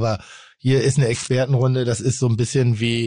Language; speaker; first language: German; native; German